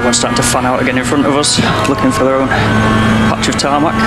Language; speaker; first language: English; native; English